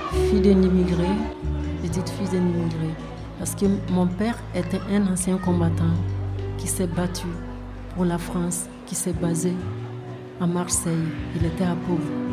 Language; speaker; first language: French; non-native, local second language; Bambara